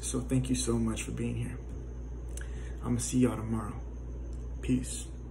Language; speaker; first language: English; native; English